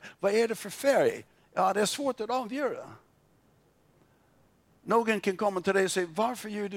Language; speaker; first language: Swedish; non-native, fluent; English